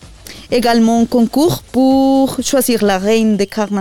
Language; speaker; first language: French; non-native, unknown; Spanish